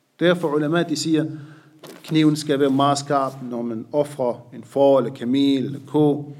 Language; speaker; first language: Danish; non-native, fluent; Arabic